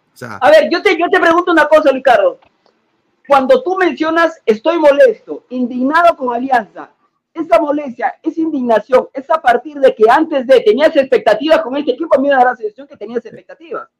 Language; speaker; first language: Spanish; native; Spanish